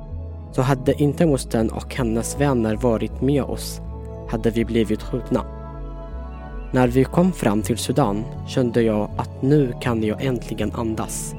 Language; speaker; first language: Swedish; non-native, fluent; Tigrinya